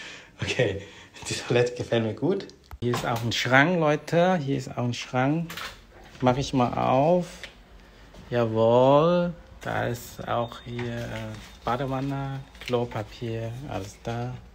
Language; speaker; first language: German; non-native, fluent; Vietnamese